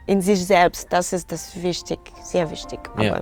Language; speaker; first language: German; non-native, learner; Russian